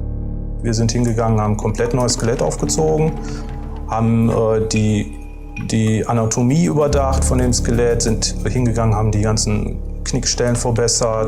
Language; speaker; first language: German; native; German